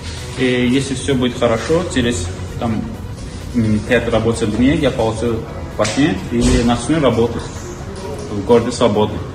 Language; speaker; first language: Russian; non-native, learner; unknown